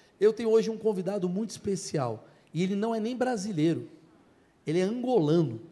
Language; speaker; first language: Portuguese; native; Portuguese